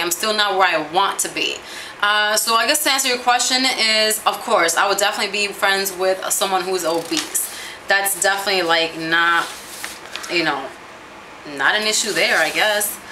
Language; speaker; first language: English; early bilingual, other home language; Spanish